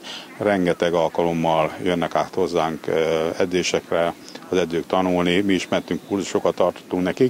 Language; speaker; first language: Hungarian; native; Hungarian